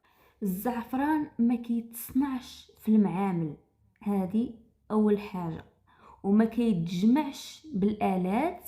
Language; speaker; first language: Arabic; native; Arabic